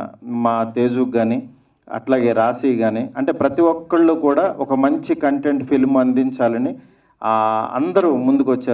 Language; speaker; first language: Telugu; native; Telugu